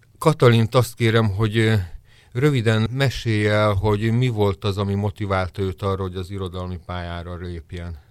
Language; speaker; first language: Hungarian; native; Hungarian